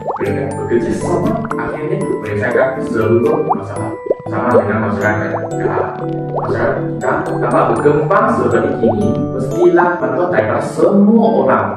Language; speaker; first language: Malay; non-native, local second language; Chinese